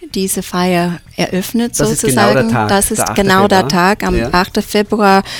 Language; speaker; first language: German; non-native, fluent; English